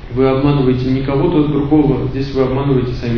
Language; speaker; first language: Russian; native; Russian